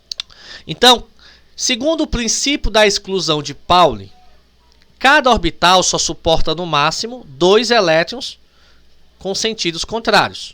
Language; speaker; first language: Portuguese; native; Portuguese